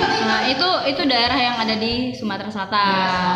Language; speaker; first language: Malay; native; Malay